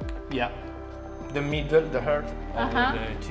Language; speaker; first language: English; non-native, learner; Italian